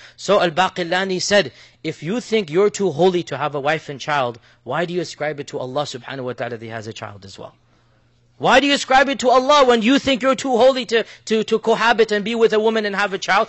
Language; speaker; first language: English; native; English